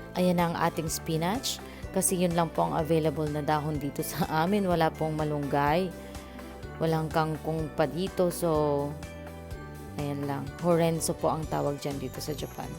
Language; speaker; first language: Filipino; non-native, local second language; Cebuano